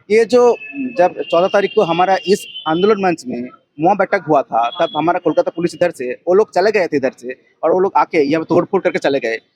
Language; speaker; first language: Hindi; non-native, local second language; Bangla